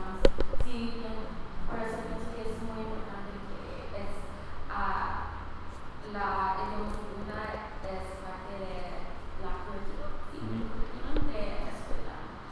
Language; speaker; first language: Spanish; early bilingual, heritage; Spanish